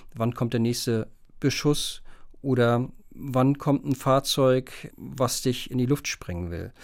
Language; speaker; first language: German; native; German